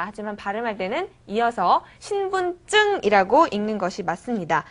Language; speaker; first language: Korean; native; Korean